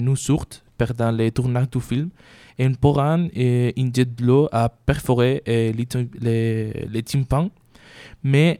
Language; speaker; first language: French; non-native, learner; Spanish